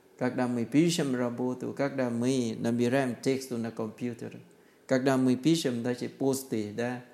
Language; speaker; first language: Russian; non-native, learner; Thai